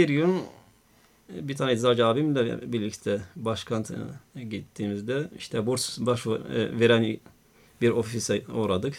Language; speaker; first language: Turkish; non-native, fluent; Arabic